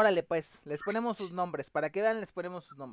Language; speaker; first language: Spanish; native; Spanish